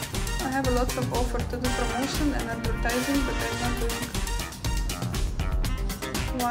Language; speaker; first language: English; non-native, fluent; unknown